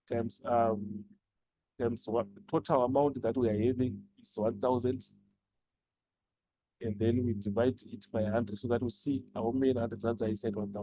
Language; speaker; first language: English; non-native, local second language; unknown